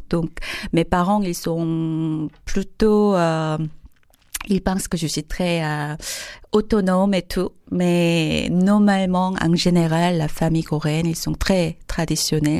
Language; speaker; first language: French; non-native, fluent; Korean